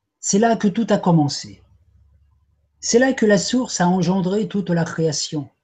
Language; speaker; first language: French; native; French